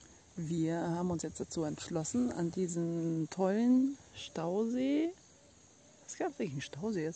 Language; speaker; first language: German; native; German